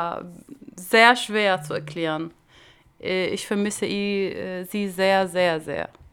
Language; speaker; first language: German; non-native, learner; Arabic